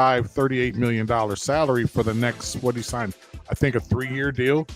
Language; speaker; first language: English; native; English